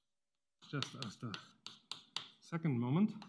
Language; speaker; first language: English; non-native, fluent; German